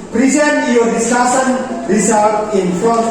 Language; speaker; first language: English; non-native, learner; Indonesian